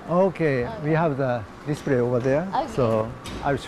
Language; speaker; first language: English; non-native, fluent; Japanese